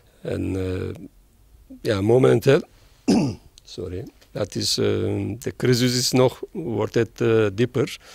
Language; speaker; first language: Dutch; non-native, learner; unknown